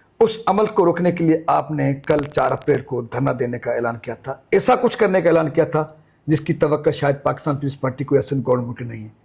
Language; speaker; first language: Urdu; non-native, local second language; Sindhi